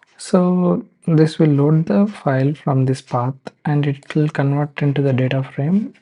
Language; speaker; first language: English; non-native, local second language; Telugu